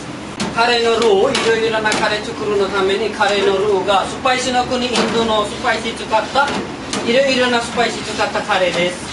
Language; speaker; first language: Japanese; non-native, learner; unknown